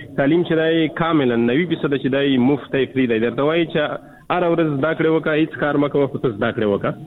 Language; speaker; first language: Pashto; native; Pashto